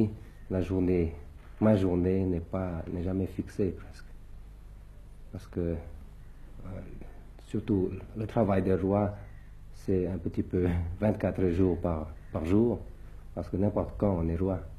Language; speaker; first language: French; early bilingual, other home language; Thai